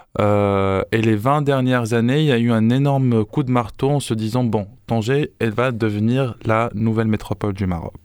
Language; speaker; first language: French; non-native, local second language; Arabic